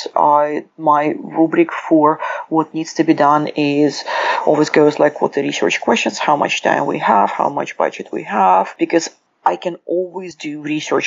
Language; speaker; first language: English; non-native, fluent; Russian